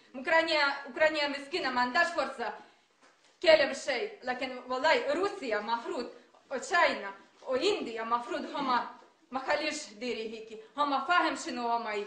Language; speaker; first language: Arabic; non-native, learner; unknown